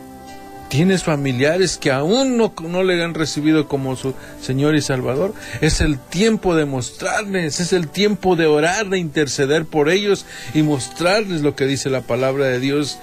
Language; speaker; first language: Spanish; native; Spanish